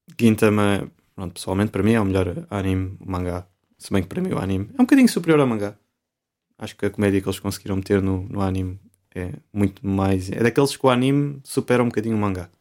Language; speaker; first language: Portuguese; native; Portuguese